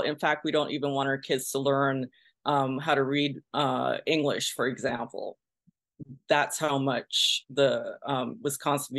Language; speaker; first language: English; early bilingual, other home language; Pennsylvania German